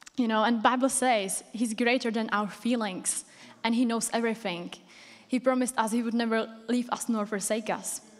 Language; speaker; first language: English; non-native, fluent; Czech